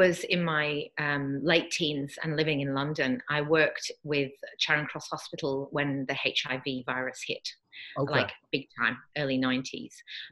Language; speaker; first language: English; native; English